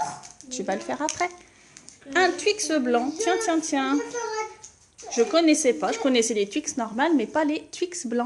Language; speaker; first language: French; native; French